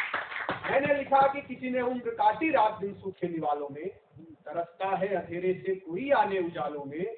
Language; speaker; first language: Hindi; native; Hindi